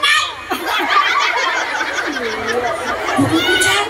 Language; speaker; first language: Indonesian; non-native, local second language; Javanese